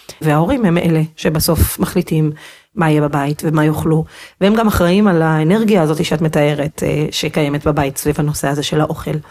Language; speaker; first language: Hebrew; native; Hebrew